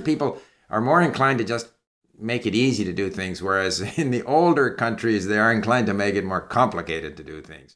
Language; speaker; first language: English; native; English